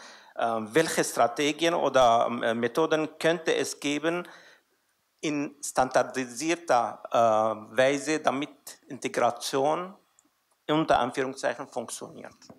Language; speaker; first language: German; non-native, fluent; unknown